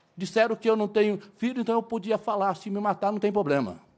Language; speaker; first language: Portuguese; native; Portuguese